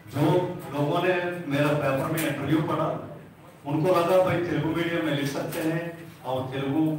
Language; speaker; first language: Hindi; non-native, local second language; Telugu